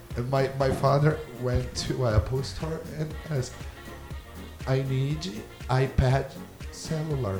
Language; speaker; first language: English; non-native, learner; Portuguese